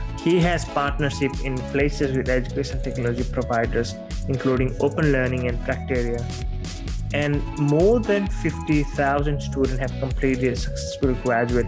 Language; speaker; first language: English; non-native, fluent; Nepali